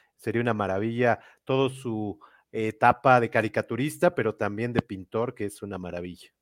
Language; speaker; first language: Spanish; native; Spanish